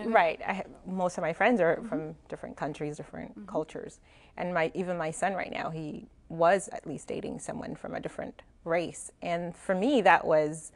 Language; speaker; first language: English; non-native, fluent; Spanish